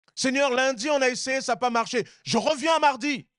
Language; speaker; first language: French; native; French